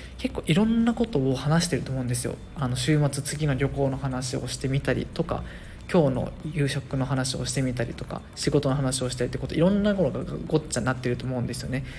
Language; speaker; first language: Japanese; native; Japanese